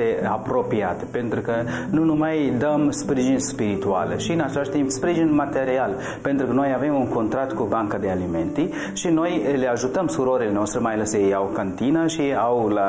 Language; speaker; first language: Romanian; non-native, learner; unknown